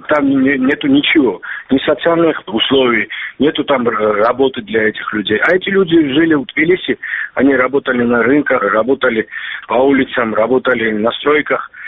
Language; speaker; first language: Russian; non-native, local second language; Georgian